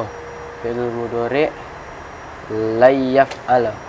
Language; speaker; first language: Arabic; non-native, learner; Indonesian